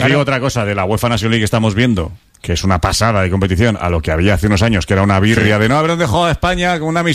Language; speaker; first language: Spanish; native; Spanish